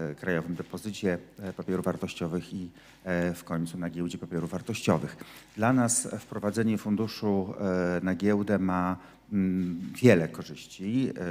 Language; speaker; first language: Polish; native; Polish